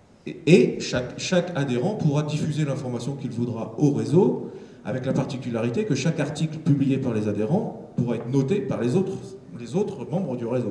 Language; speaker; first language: French; native; French